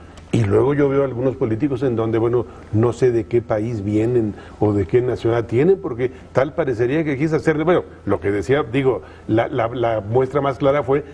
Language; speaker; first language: Spanish; native; Spanish